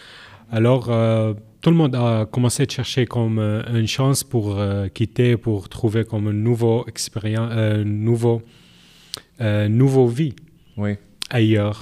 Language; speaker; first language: French; non-native, learner; Arabic